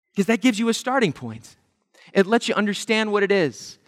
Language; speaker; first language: English; native; English